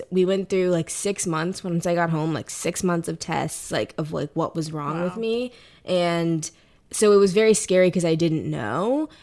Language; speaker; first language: English; native; English